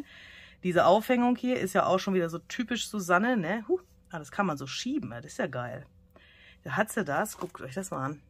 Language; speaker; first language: German; native; German